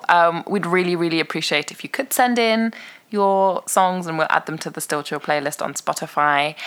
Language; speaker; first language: English; early bilingual, other home language; Persian